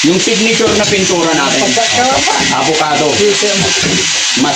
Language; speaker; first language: Filipino; native; Filipino